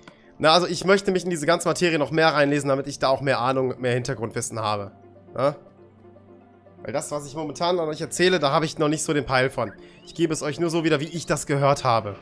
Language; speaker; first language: German; native; German